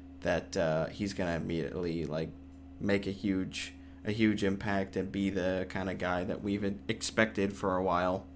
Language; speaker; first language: English; native; English